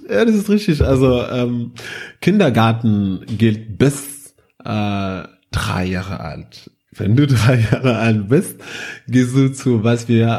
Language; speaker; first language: German; non-native, fluent; French